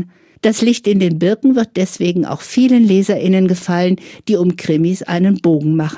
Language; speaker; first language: German; native; German